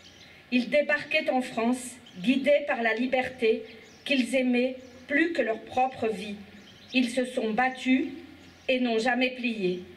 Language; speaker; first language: French; native; French